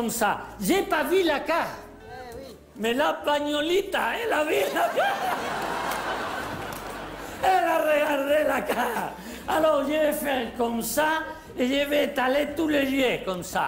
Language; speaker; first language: French; non-native, learner; Spanish